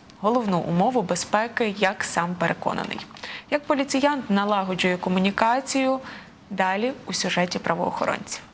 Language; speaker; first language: Ukrainian; native; Ukrainian